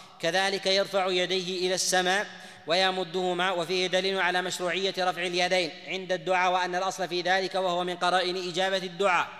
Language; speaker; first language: Arabic; native; Arabic